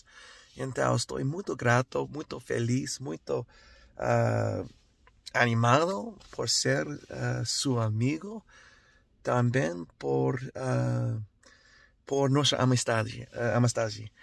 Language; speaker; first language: Portuguese; non-native, learner; Spanish